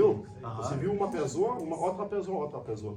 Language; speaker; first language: Portuguese; non-native, learner; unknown